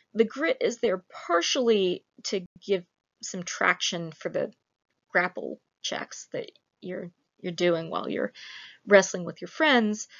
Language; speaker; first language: English; native; English